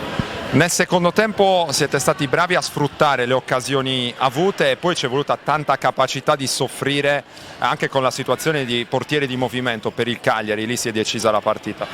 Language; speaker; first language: Italian; native; Italian